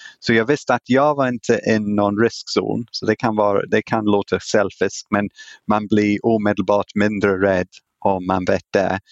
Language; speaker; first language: Swedish; non-native, fluent; English